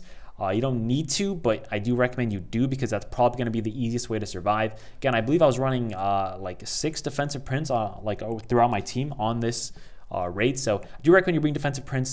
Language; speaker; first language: English; native; English